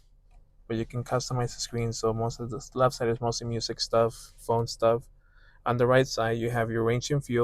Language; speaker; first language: English; native; English